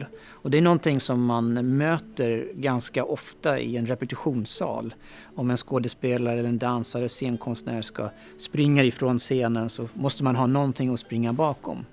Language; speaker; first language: Swedish; non-native, fluent; English